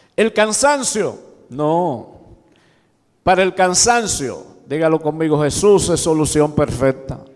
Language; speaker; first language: Spanish; native; Spanish